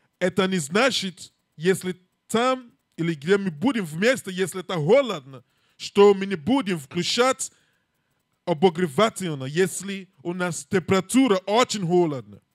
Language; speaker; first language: Russian; non-native, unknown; English